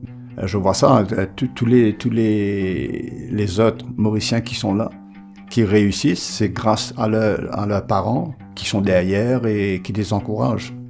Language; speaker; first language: French; non-native, local second language; Morisyen